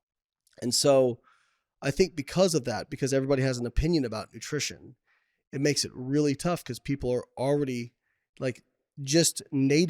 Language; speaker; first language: English; native; English